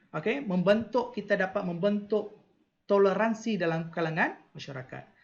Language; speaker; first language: Malay; non-native, local second language; Tamil